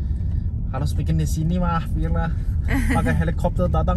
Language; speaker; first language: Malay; non-native, learner; Chinese